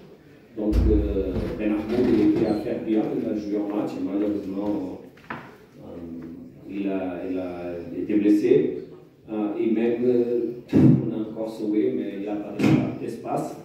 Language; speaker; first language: French; non-native, fluent; Portuguese